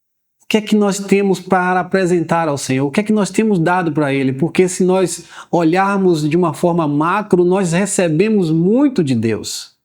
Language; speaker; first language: Portuguese; native; Portuguese